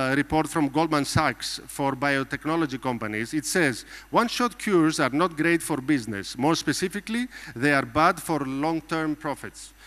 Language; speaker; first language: English; non-native, fluent; Greek